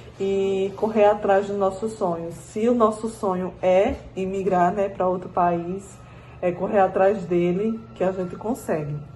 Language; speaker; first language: Portuguese; native; Portuguese